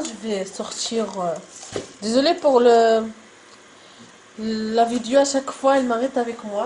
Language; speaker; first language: French; non-native, local second language; Arabic